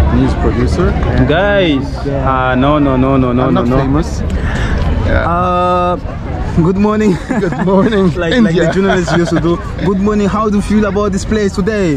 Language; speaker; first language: English; non-native, fluent; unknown